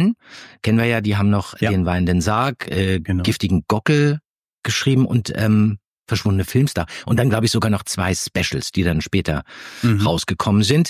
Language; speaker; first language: German; native; German